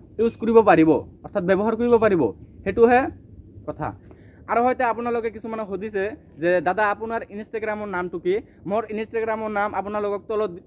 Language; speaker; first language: Assamese; non-native, local second language; Bangla